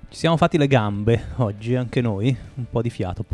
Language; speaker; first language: Italian; native; Italian